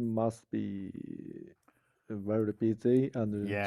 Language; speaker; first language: English; non-native, learner; Chinese